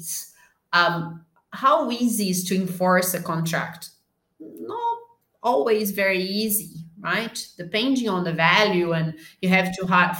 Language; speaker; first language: English; non-native, fluent; Portuguese